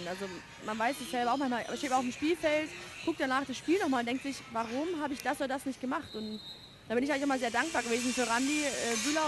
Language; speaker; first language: German; native; German